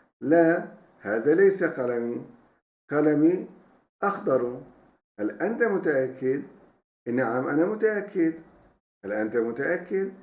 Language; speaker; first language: Arabic; non-native, fluent; Turkish